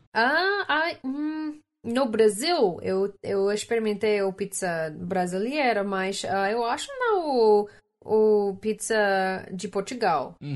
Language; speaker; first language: Portuguese; non-native, learner; English